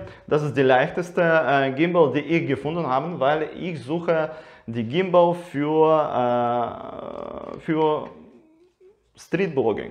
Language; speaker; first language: German; non-native, learner; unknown